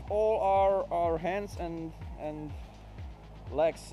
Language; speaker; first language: English; non-native, learner; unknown